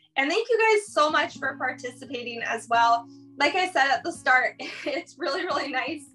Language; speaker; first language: English; native; English